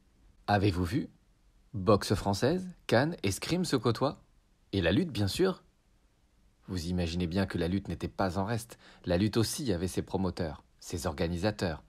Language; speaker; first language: French; native; French